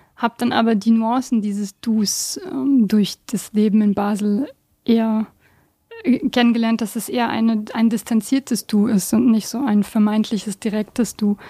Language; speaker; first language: German; early bilingual, other home language; Bosnian